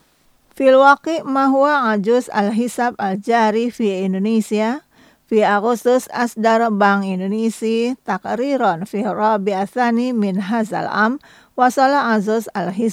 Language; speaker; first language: Arabic; non-native, fluent; Indonesian